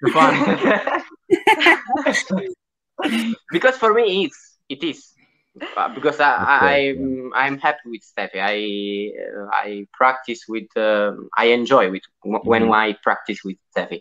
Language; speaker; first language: English; non-native, learner; Italian